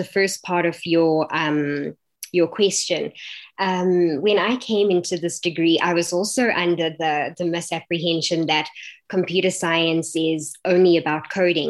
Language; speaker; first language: English; native; English